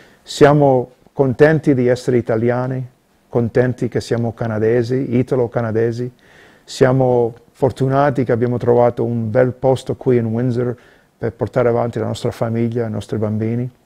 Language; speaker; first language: Italian; early bilingual, heritage; Italian